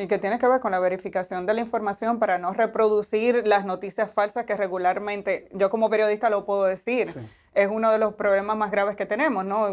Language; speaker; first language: Spanish; native; Spanish